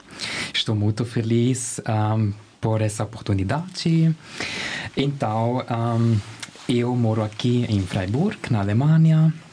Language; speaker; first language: Portuguese; non-native, learner; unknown